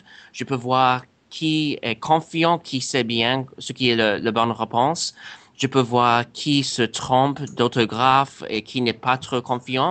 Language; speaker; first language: French; non-native, fluent; English